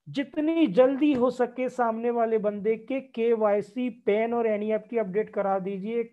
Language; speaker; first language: Hindi; native; Hindi